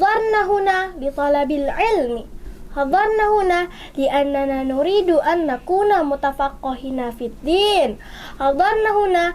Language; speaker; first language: Arabic; non-native, learner; Indonesian